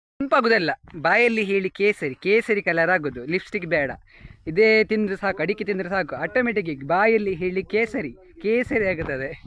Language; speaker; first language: Kannada; non-native, local second language; Konkani